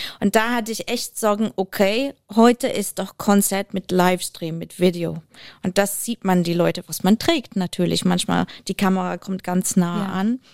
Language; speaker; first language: German; non-native, fluent; English